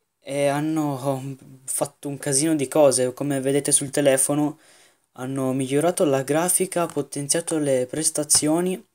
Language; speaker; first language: Italian; native; Italian